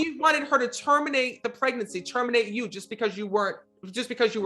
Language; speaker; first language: English; native; English